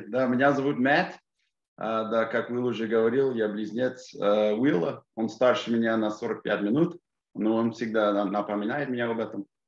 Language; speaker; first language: Russian; non-native, fluent; English